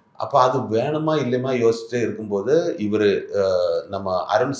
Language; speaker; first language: Tamil; non-native, learner; Malayalam